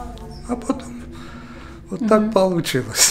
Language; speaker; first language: Russian; non-native, local second language; Armenian